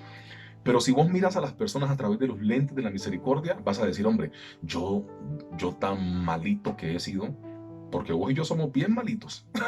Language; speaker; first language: Spanish; native; Spanish